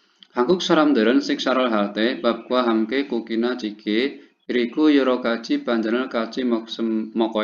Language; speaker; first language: Korean; non-native, fluent; Indonesian